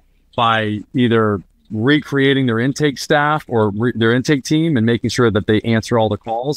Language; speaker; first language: English; native; English